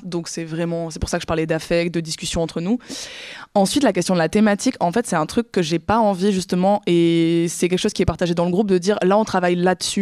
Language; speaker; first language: French; native; French